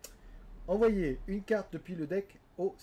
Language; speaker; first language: French; native; French